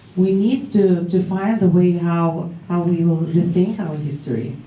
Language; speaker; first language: English; non-native, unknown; Lithuanian